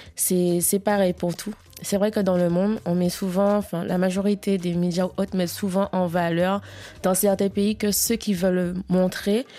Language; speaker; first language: French; native; French